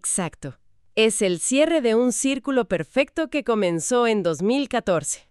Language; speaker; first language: Spanish; native; Spanish